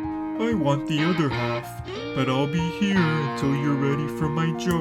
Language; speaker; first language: English; native; English